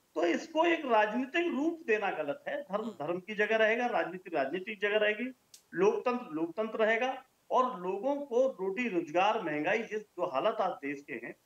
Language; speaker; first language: Hindi; native; Hindi